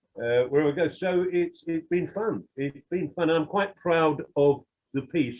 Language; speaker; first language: English; native; English